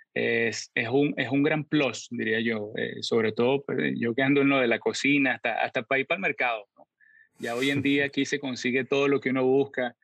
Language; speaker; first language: Spanish; native; Spanish